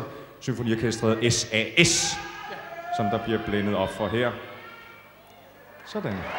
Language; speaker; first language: Danish; native; Danish